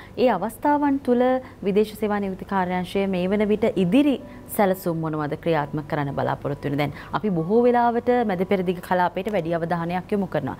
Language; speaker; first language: Sinhala; native; Sinhala